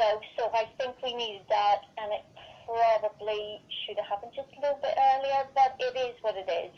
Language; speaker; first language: English; native; English